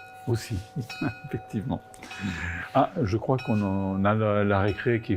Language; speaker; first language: French; native; French